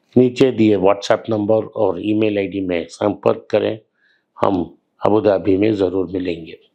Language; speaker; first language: Hindi; non-native, local second language; Tamil